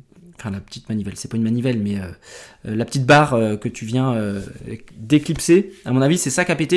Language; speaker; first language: French; native; French